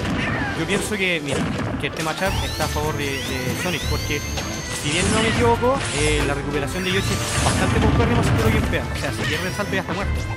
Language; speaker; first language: Spanish; native; Spanish